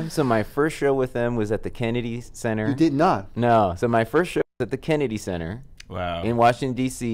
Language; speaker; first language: English; native; English